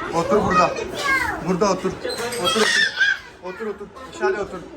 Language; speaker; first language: Turkish; non-native, learner; Urdu